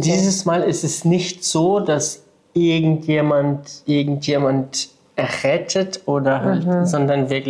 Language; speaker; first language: German; non-native, fluent; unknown